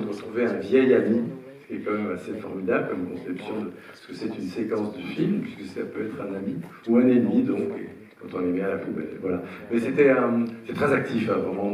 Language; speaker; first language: French; native; French